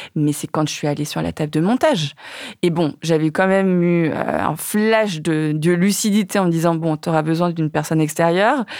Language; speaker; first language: French; early bilingual, other home language; Vietnamese